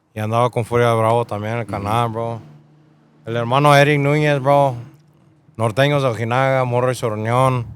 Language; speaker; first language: Spanish; early bilingual, heritage; Spanish